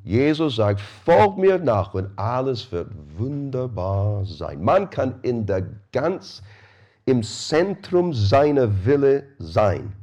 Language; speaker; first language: German; non-native, fluent; English